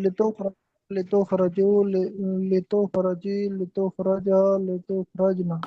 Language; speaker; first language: Arabic; non-native, learner; Urdu